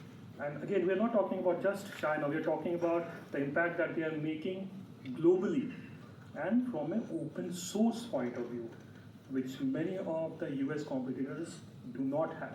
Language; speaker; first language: English; non-native, local second language; Bangla